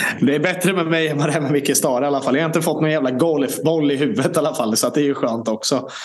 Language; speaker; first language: Swedish; native; Swedish